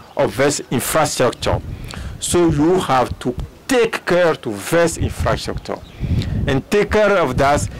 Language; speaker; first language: English; non-native, fluent; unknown